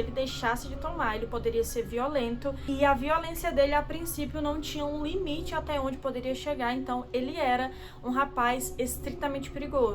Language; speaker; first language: Portuguese; native; Portuguese